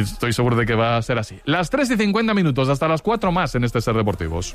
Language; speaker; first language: Spanish; native; Spanish